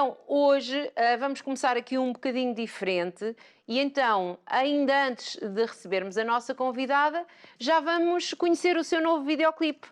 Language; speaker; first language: Portuguese; native; Portuguese